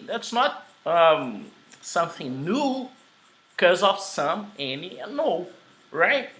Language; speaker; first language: English; non-native, fluent; Portuguese